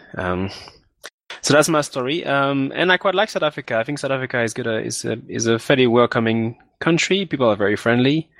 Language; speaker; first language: English; non-native, fluent; French